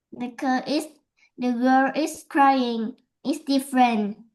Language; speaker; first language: English; non-native, learner; Vietnamese